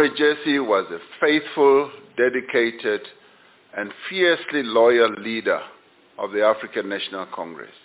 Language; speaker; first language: English; non-native, local second language; Venda